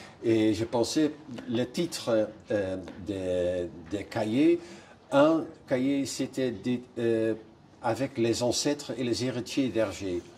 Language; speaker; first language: French; non-native, fluent; Dutch